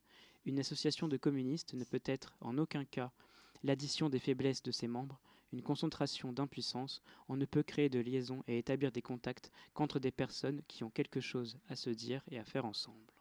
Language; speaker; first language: French; native; French